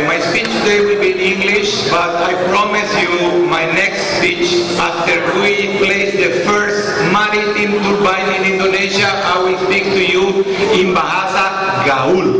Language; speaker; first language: English; non-native, fluent; Spanish